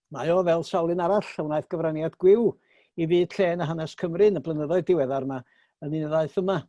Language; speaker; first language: Welsh; native; Welsh